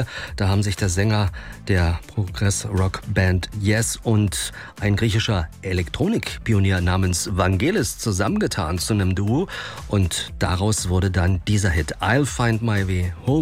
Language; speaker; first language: German; native; German